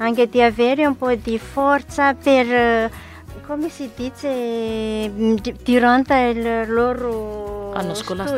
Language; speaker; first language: Italian; non-native, learner; Malagasy